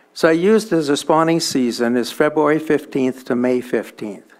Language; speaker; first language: English; native; English